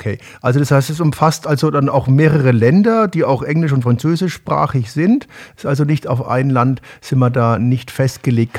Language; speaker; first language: German; native; German